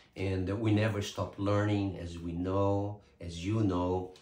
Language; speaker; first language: English; non-native, fluent; Portuguese